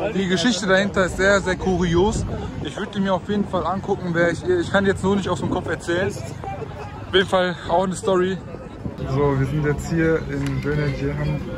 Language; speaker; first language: German; early bilingual, other home language; Turkish